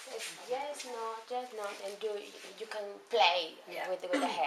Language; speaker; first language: English; non-native, learner; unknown